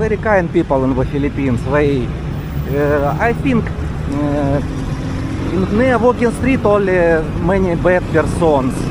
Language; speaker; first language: English; non-native, learner; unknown